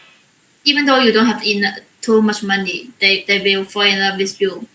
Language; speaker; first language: English; non-native, learner; Chinese